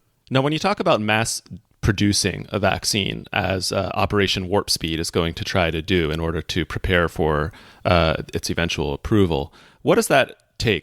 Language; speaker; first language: English; native; English